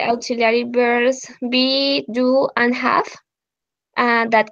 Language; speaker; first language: English; non-native, learner; Spanish